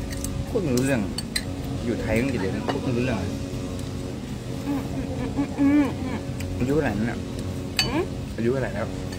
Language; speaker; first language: Thai; native; Thai